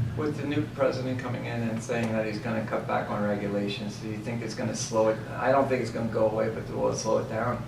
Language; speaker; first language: English; native; English